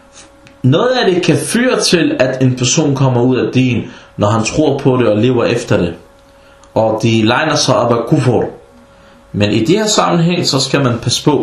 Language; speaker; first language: Danish; non-native, fluent; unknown